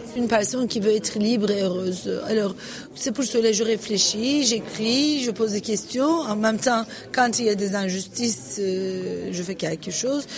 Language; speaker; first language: French; non-native, fluent; Turkish